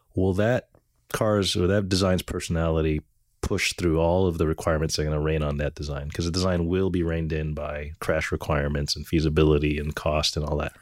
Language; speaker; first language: English; native; English